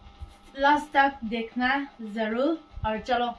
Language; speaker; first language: Hindi; non-native, local second language; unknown